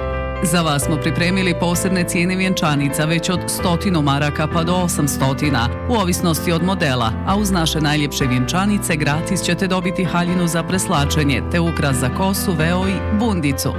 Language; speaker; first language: Bosnian; native; Bosnian